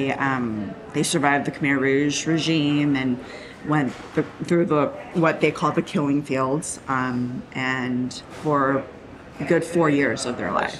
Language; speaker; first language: English; native; English